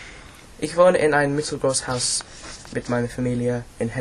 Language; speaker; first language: German; non-native, learner; English